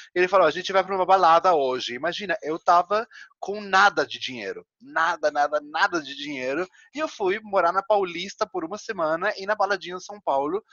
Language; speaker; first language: Portuguese; non-native, fluent; Spanish